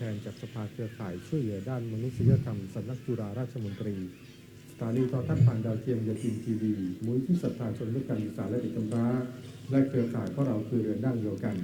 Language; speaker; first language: Thai; native; Thai